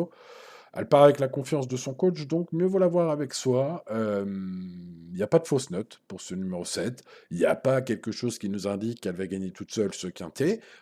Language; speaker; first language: French; native; French